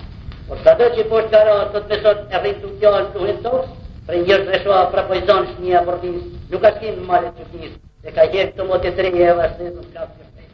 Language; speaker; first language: Albanian; native; Albanian